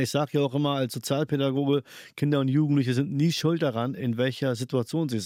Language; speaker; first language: German; early bilingual, other home language; Urdu